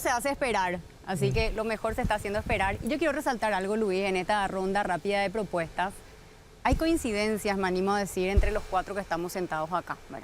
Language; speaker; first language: Spanish; native; Spanish